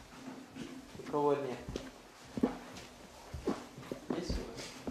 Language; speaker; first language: Russian; non-native, learner; Thai